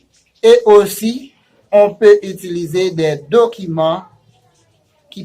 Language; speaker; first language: French; non-native, fluent; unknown